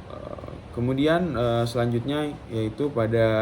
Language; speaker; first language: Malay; non-native, local second language; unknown